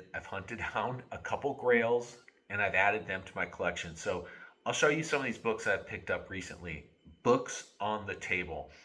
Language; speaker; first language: English; native; English